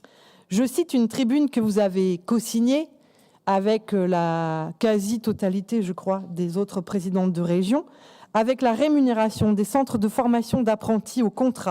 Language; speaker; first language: French; native; French